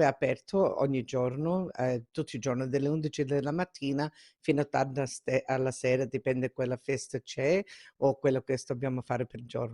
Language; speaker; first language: Italian; early bilingual, heritage; Italian